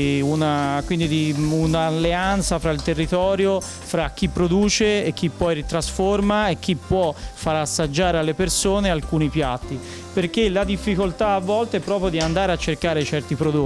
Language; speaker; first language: Italian; native; Italian